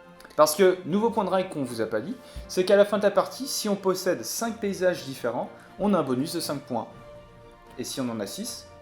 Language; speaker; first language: French; native; French